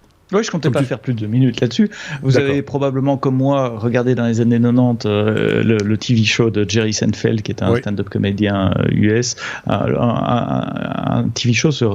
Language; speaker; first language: French; native; French